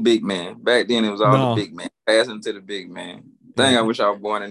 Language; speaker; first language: English; native; English